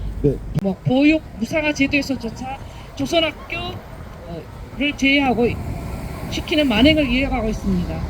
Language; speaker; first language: Korean; native; Korean